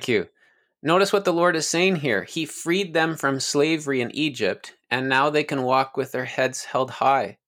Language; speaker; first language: English; native; English